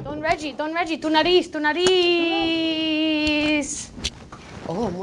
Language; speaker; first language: Spanish; non-native, fluent; English